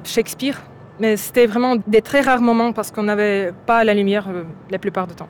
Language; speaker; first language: French; non-native, fluent; Ukrainian